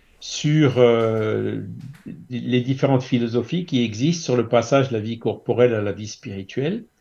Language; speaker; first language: French; native; French